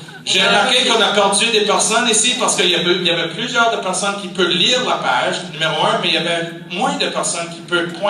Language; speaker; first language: French; non-native, fluent; English